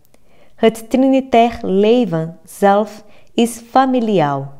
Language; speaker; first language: Dutch; non-native, fluent; Portuguese